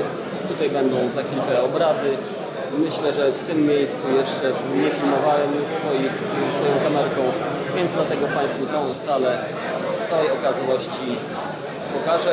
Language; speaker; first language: Polish; native; Polish